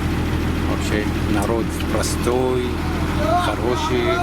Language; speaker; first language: Russian; non-native, fluent; Arabic